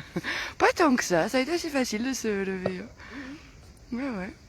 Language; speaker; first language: French; native; French